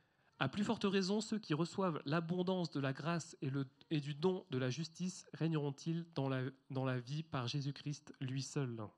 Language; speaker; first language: French; native; French